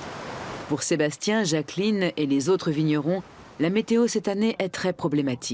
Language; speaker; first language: French; native; French